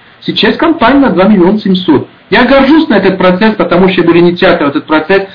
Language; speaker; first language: Russian; non-native, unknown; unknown